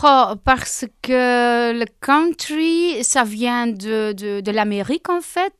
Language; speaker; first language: French; non-native, local second language; Dutch